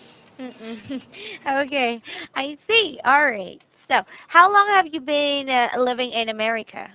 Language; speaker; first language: English; non-native, fluent; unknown